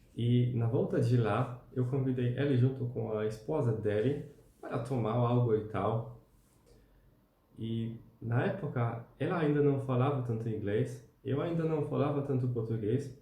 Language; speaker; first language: Portuguese; non-native, fluent; Polish